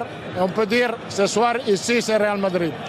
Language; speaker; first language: French; non-native, learner; Italian